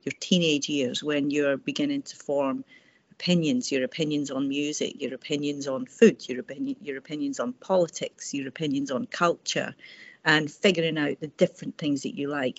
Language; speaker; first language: English; native; English